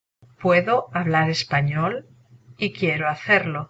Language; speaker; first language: Spanish; non-native, learner; English